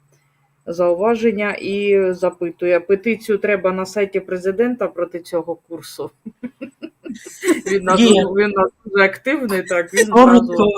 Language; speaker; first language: Ukrainian; native; Ukrainian